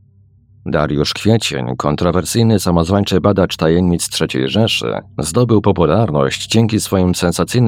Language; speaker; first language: Polish; native; Polish